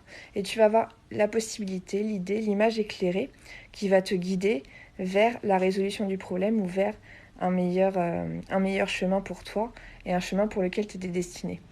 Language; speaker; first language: French; native; French